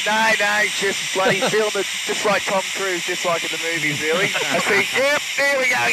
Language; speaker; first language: English; native; English